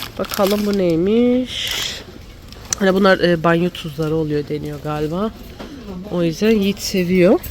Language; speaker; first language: Turkish; early bilingual, heritage; Turkish